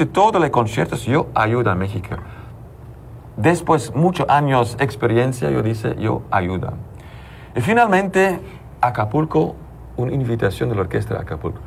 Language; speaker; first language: Spanish; non-native, learner; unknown